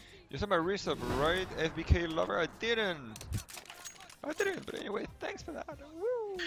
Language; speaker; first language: English; non-native, fluent; French